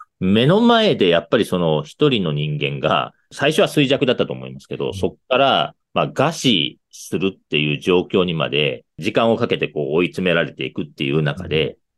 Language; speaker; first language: Japanese; native; Japanese